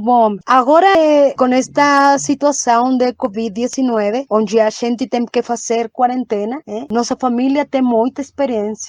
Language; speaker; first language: Portuguese; non-native, learner; Spanish